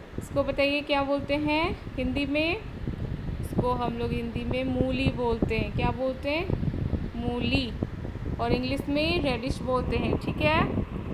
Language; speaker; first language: Hindi; native; Hindi